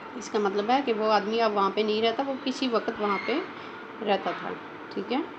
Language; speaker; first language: Urdu; native; Urdu